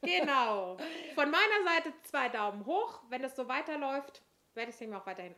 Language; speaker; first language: German; native; German